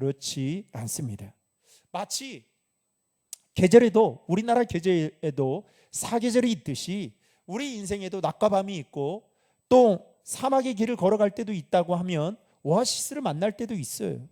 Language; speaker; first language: Korean; native; Korean